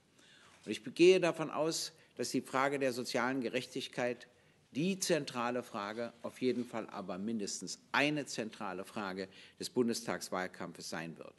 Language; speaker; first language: German; native; German